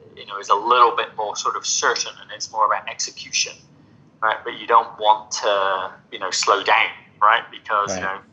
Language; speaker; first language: English; native; English